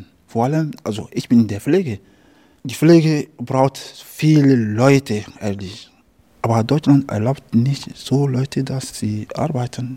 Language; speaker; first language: German; non-native, learner; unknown